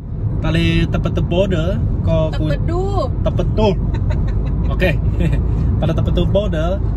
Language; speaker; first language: Indonesian; non-native, fluent; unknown